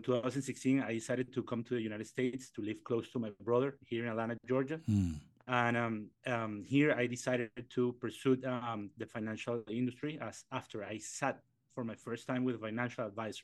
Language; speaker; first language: English; non-native, fluent; Spanish